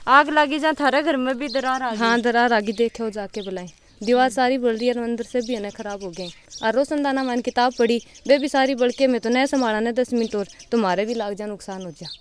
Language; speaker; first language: Hindi; native; Hindi